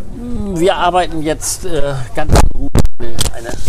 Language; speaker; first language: German; native; German